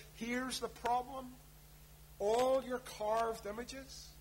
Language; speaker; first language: English; native; English